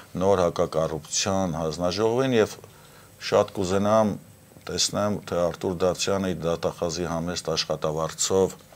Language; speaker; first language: Armenian; native; Armenian